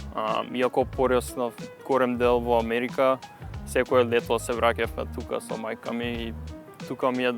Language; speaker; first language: Macedonian; early bilingual, heritage; Macedonian